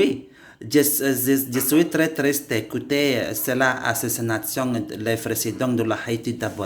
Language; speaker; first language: French; non-native, learner; Indonesian